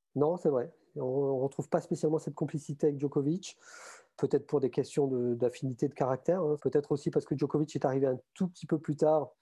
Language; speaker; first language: French; native; French